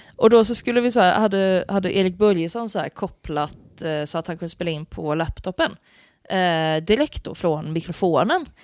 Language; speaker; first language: Swedish; native; Swedish